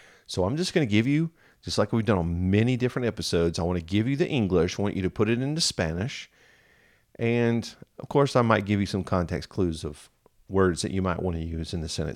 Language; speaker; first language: English; native; English